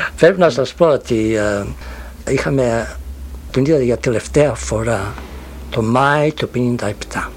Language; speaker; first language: Greek; early bilingual, heritage; Greek